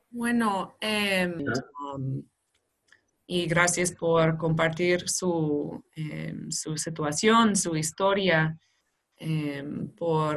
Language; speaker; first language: Spanish; non-native, fluent; English